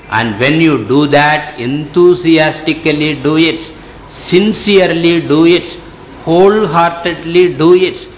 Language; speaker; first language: English; non-native, local second language; Tamil